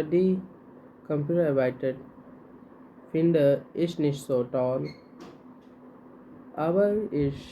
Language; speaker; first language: German; non-native, learner; Hindi